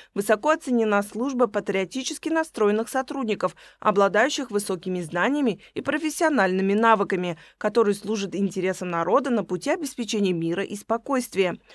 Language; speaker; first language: Russian; non-native, local second language; Uzbek